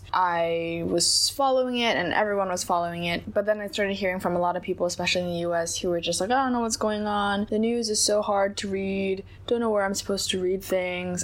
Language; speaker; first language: English; non-native, local second language; Chinese